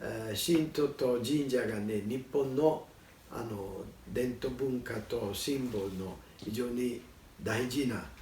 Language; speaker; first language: Japanese; non-native, learner; Italian